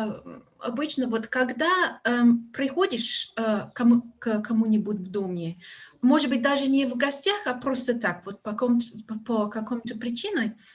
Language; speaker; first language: Russian; non-native, fluent; English